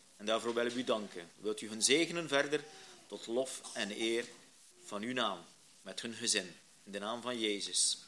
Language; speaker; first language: Dutch; native; Dutch